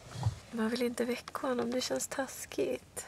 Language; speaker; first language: Swedish; native; Swedish